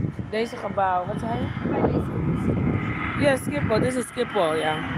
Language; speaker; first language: Dutch; early bilingual, other home language; Papiamento